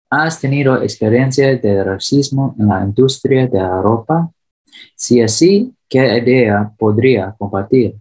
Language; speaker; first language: Spanish; early bilingual, heritage; English